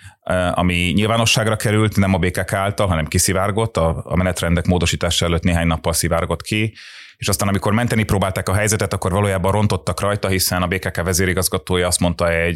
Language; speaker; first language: Hungarian; native; Hungarian